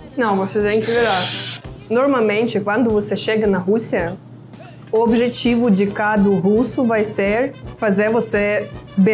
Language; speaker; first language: Portuguese; non-native, fluent; Russian